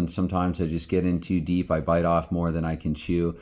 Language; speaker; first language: English; native; English